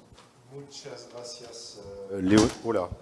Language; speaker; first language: Spanish; non-native, fluent; French